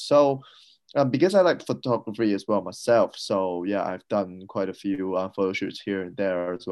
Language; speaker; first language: English; non-native, local second language; Cantonese